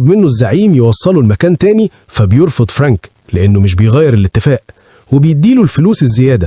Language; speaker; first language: Arabic; native; Arabic